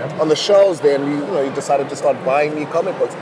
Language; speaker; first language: English; non-native, local second language; Xhosa